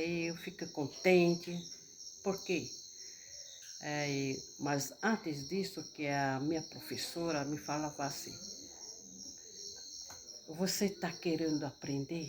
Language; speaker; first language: Portuguese; non-native, local second language; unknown